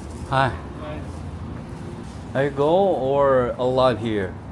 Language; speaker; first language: English; non-native, learner; Korean